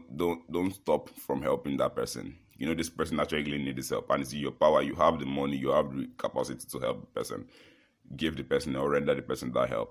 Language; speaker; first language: English; non-native, local second language; Yoruba